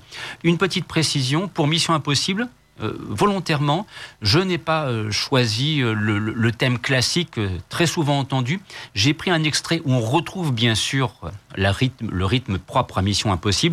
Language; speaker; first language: French; native; French